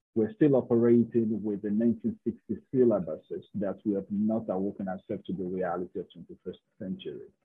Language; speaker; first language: English; non-native, local second language; Yoruba